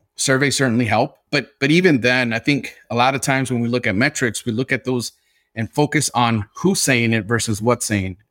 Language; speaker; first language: English; early bilingual, other home language; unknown